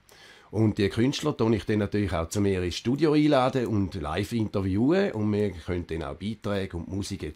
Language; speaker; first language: German; native; German